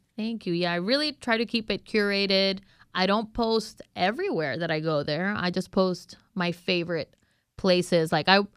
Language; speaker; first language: English; non-native, fluent; Spanish